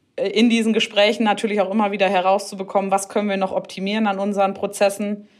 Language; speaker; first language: German; native; German